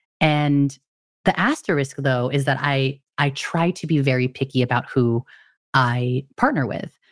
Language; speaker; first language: English; early bilingual, other home language; Filipino